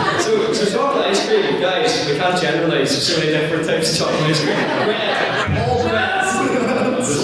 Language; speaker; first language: English; native; English